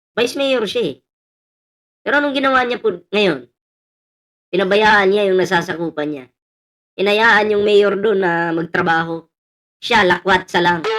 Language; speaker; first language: Filipino; native; Filipino